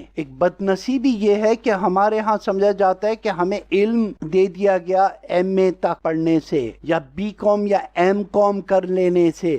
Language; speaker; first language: Urdu; native; Urdu